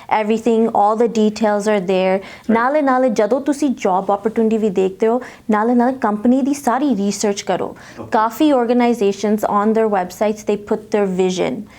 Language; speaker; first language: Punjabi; early bilingual, heritage; Punjabi